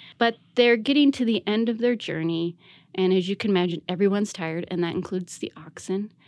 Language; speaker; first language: English; native; English